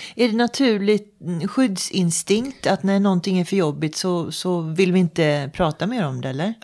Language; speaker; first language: Swedish; native; Swedish